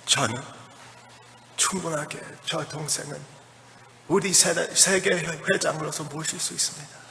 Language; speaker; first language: Korean; early bilingual, heritage; Korean